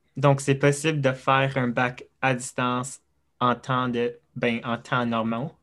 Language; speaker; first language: French; non-native, local second language; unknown